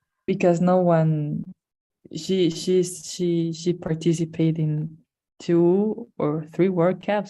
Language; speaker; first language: English; non-native, fluent; Spanish